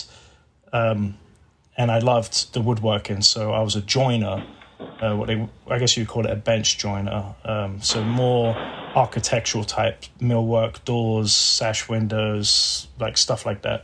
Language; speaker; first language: English; native; English